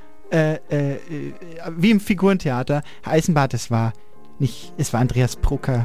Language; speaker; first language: German; native; German